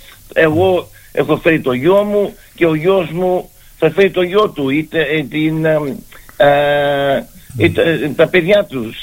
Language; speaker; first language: Greek; early bilingual, heritage; Greek